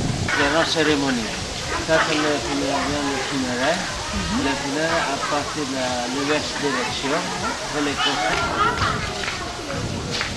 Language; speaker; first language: French; non-native, learner; Indonesian